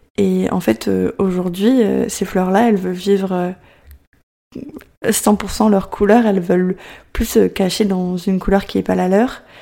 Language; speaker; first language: French; native; French